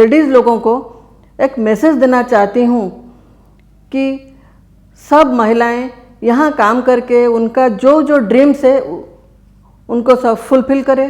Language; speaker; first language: Hindi; non-native, local second language; Odia